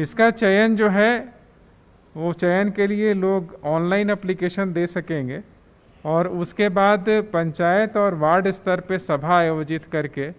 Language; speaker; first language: Hindi; native; Hindi